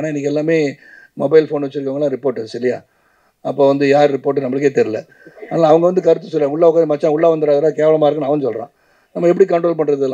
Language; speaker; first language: Tamil; native; Tamil